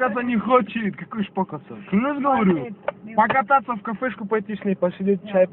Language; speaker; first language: Russian; non-native, local second language; Uzbek